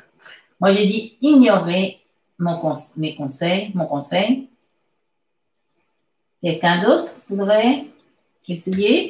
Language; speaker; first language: French; native; French